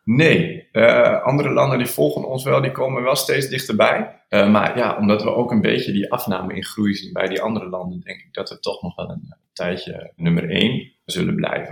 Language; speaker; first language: Dutch; native; Dutch